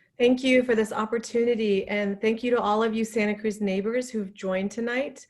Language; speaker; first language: English; non-native, fluent; Persian